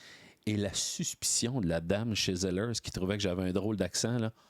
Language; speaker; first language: French; native; French